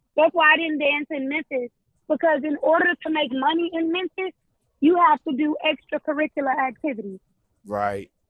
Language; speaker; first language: English; native; English